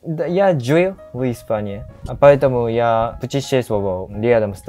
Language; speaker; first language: Russian; non-native, learner; Japanese